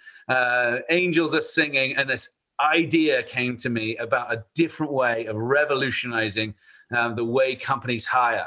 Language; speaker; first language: English; native; English